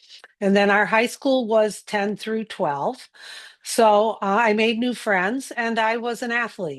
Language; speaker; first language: English; native; English